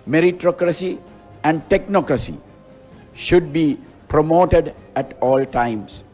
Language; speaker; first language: English; non-native, local second language; Sinhala